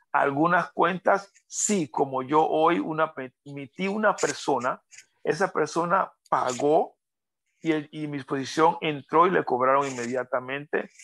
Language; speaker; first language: Spanish; native; Spanish